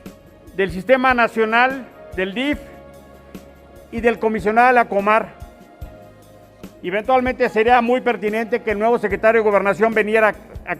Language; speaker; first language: Spanish; native; Spanish